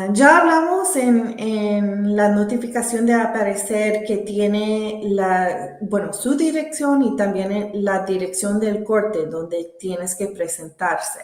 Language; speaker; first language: Spanish; early bilingual, heritage; Spanish